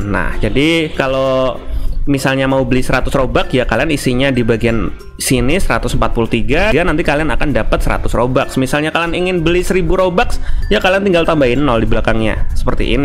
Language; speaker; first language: Indonesian; native; Indonesian